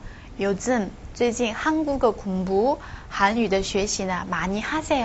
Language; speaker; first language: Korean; non-native, fluent; Chinese